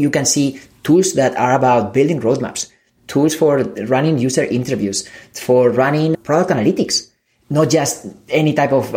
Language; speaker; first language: English; non-native, fluent; Spanish